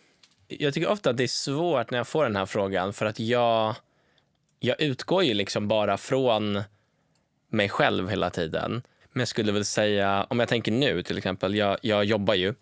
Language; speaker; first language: Swedish; native; Swedish